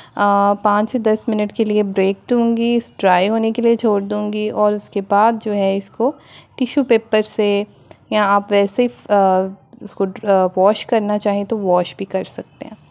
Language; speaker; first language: Hindi; native; Hindi